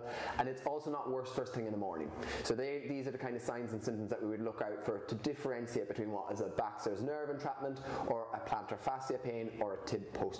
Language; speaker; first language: English; native; English